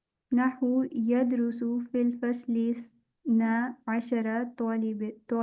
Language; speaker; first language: Arabic; non-native, learner; Urdu